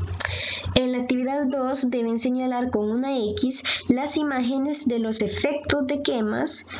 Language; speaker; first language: Spanish; native; Spanish